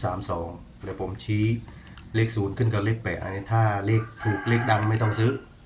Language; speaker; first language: Thai; native; Thai